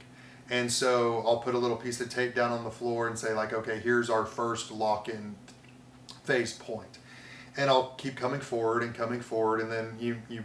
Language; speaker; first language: English; native; English